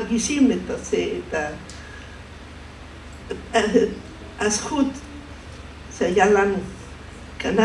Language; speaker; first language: Hebrew; non-native, fluent; Spanish